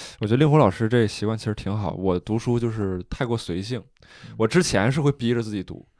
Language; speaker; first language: Chinese; native; Chinese